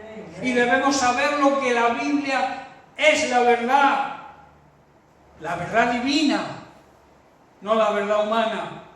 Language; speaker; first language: Spanish; native; Spanish